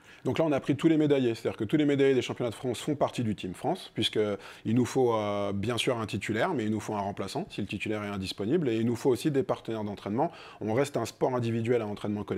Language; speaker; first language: French; native; French